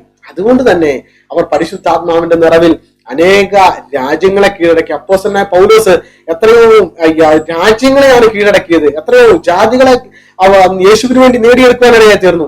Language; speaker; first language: Malayalam; native; Malayalam